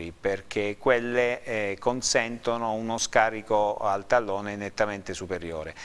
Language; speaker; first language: Italian; native; Italian